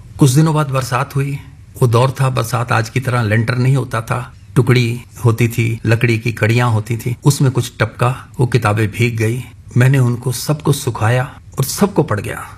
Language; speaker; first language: Hindi; non-native, local second language; Punjabi